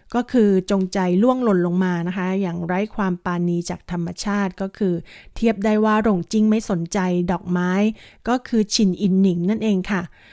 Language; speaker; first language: Thai; native; Thai